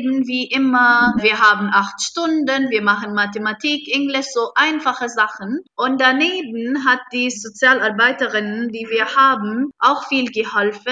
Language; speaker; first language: German; non-native, fluent; Arabic